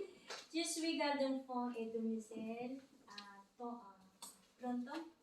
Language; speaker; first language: French; non-native, learner; Filipino